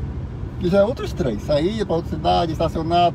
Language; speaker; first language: Portuguese; native; Portuguese